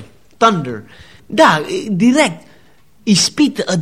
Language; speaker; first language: Romanian; non-native, learner; English